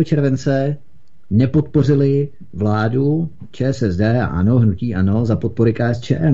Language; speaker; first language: Czech; native; Czech